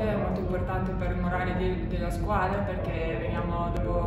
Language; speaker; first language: Italian; non-native, fluent; Albanian